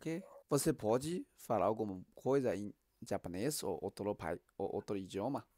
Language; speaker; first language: Portuguese; non-native, learner; Chinese